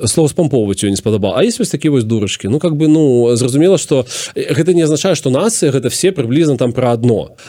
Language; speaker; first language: Belarusian; non-native, local second language; Russian